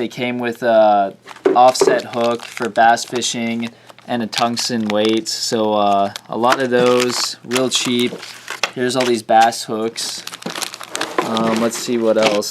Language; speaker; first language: English; native; English